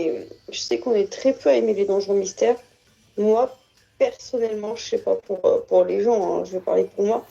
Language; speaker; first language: French; native; French